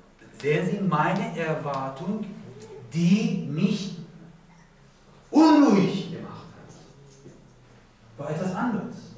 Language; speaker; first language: German; non-native, learner; Persian